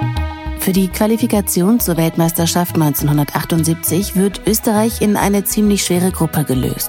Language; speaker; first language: German; native; German